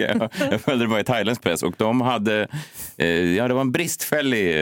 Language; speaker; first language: Swedish; native; Swedish